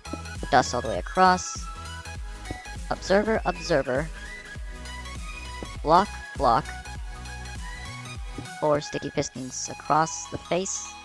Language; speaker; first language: English; native; English